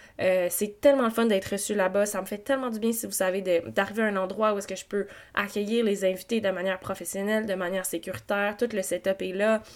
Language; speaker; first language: French; native; French